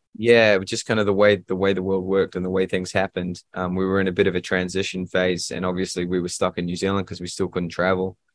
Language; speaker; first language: English; native; English